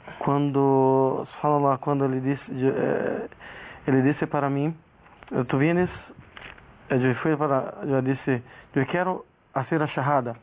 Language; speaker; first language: Spanish; non-native, learner; Portuguese